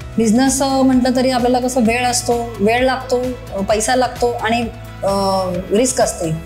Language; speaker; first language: Marathi; non-native, local second language; Gujarati